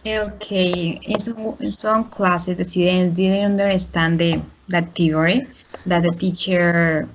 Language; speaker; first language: English; non-native, learner; Spanish